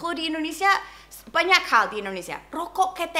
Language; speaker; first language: Indonesian; non-native, fluent; English